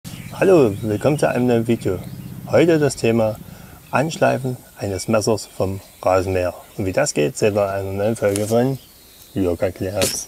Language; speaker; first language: German; native; German